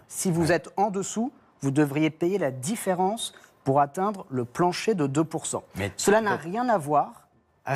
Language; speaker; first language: French; native; French